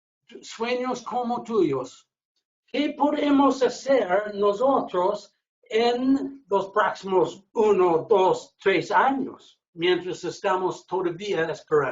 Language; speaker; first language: Spanish; non-native, learner; English